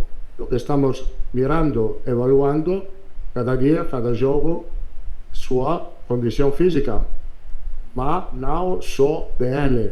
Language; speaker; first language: Portuguese; non-native, learner; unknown